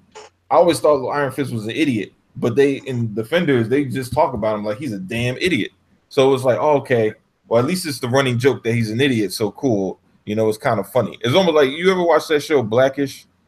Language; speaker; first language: English; native; English